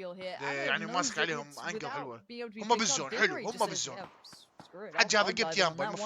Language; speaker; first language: Arabic; native; Arabic